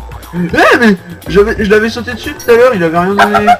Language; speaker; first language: French; native; French